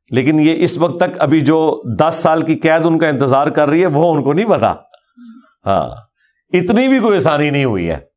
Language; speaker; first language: Urdu; non-native, local second language; Punjabi